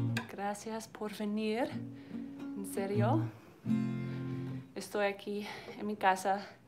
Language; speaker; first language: Spanish; non-native, learner; English